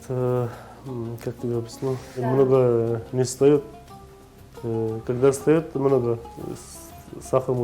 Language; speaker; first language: Russian; non-native, learner; Turkish